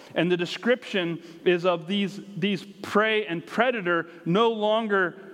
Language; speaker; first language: English; native; English